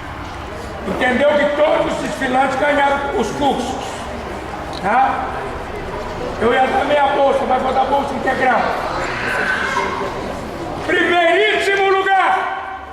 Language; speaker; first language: Portuguese; native; Portuguese